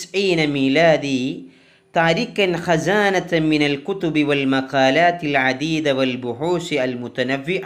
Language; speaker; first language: Arabic; non-native, fluent; Malayalam